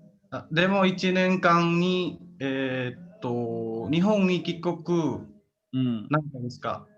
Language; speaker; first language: Japanese; non-native, learner; Indonesian